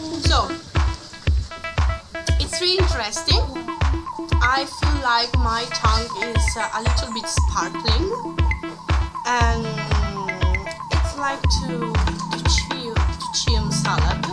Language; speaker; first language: English; non-native, fluent; Italian